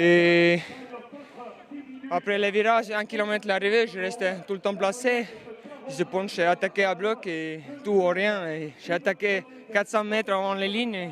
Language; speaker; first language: French; non-native, learner; Estonian